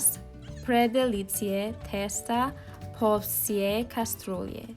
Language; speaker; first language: Russian; non-native, learner; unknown